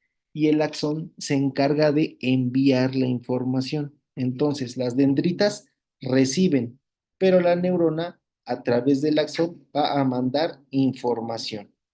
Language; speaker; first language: Spanish; native; Spanish